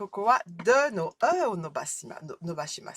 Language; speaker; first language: Japanese; non-native, fluent; French